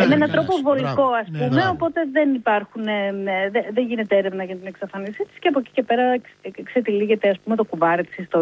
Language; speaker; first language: Greek; native; Greek